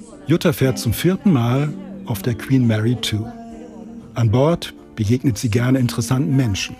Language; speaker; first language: German; native; German